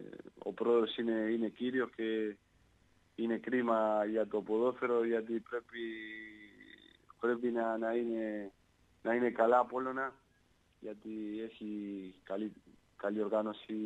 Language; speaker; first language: Greek; non-native, learner; Spanish